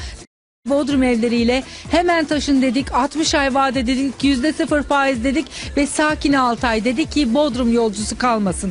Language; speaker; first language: Turkish; native; Turkish